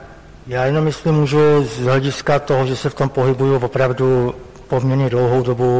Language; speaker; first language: Czech; native; Czech